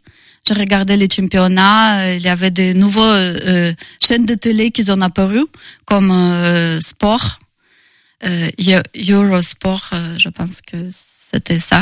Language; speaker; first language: French; non-native, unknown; Russian